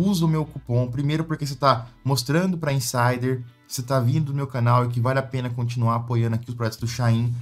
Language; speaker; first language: Portuguese; native; Portuguese